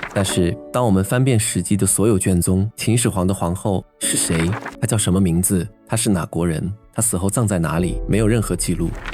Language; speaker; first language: Chinese; native; Chinese